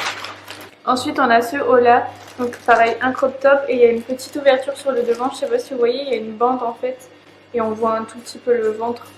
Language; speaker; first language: French; native; French